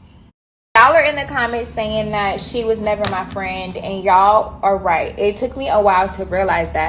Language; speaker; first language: English; native; English